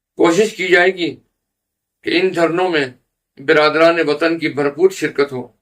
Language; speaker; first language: Urdu; native; Urdu